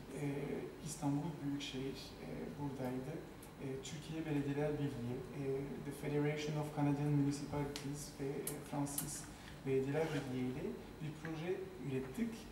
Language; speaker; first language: Turkish; non-native, fluent; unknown